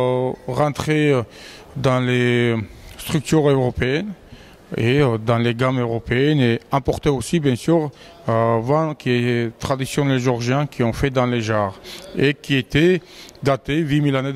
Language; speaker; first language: French; non-native, learner; Georgian